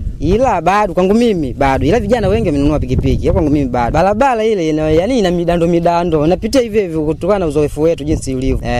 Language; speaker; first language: Swahili; non-native, local second language; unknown